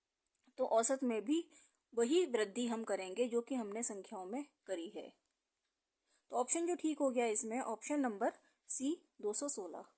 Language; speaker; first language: Hindi; native; Hindi